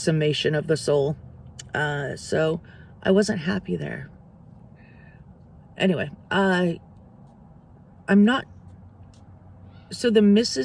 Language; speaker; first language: English; native; English